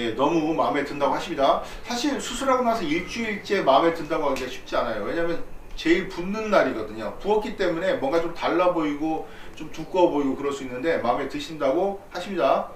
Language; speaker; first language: Korean; native; Korean